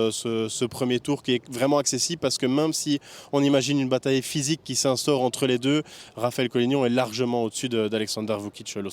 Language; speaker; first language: French; native; French